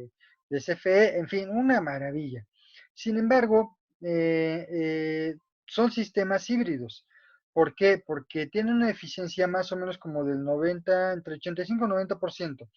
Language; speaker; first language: Spanish; native; Spanish